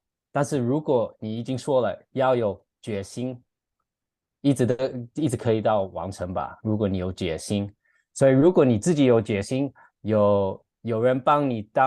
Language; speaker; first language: Chinese; non-native, fluent; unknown